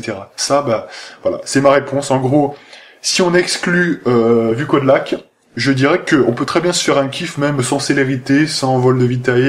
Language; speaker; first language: French; native; French